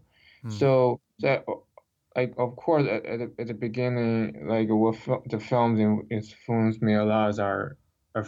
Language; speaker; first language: English; non-native, fluent; Chinese